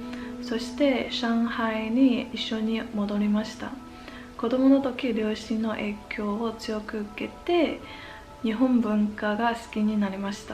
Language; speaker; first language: Japanese; non-native, fluent; Chinese